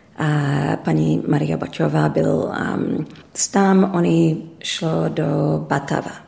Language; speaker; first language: Czech; early bilingual, heritage; English